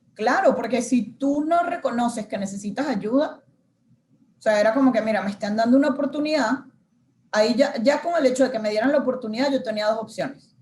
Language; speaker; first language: Spanish; native; Spanish